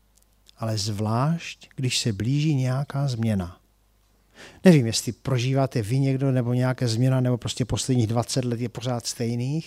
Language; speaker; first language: Czech; native; Czech